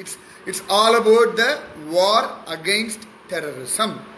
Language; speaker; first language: English; non-native, local second language; Tamil